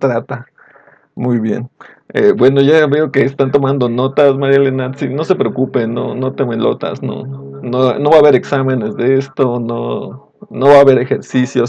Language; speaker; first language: Spanish; native; Spanish